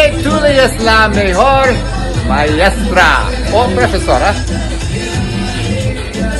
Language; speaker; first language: Spanish; non-native, learner; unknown